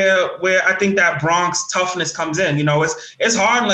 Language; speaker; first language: English; native; English